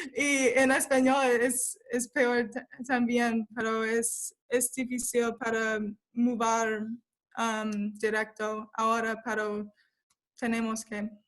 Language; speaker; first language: Spanish; non-native, learner; English